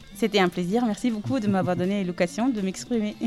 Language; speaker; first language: French; non-native, fluent; German